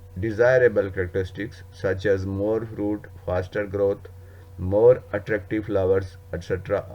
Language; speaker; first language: English; non-native, local second language; Urdu